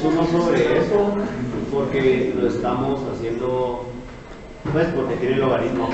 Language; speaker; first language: Spanish; native; Spanish